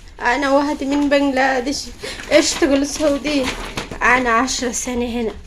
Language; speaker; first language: Arabic; non-native, learner; Bangla